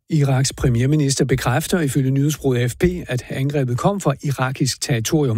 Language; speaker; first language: Danish; native; Danish